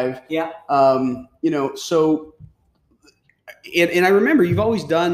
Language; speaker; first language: English; native; English